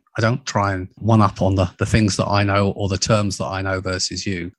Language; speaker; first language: English; native; English